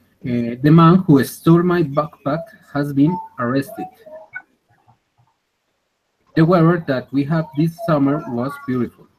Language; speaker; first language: English; non-native, learner; Spanish